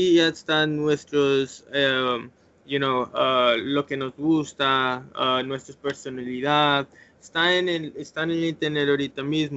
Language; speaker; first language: Spanish; early bilingual, heritage; English